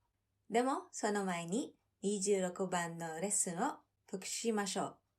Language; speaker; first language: Japanese; non-native, fluent; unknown